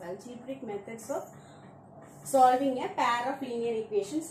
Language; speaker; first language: English; non-native, local second language; Tamil